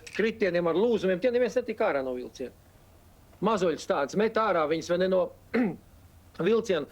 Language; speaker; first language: Latvian; native; Latvian